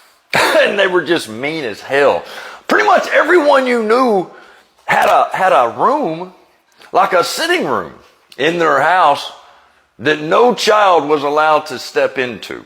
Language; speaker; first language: English; native; English